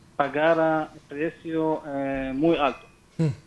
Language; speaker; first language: Spanish; non-native, learner; Hebrew